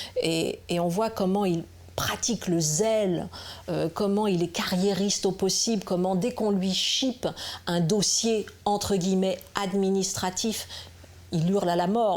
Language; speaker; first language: French; native; French